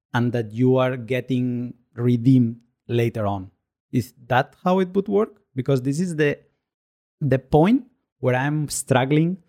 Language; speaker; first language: English; non-native, fluent; Spanish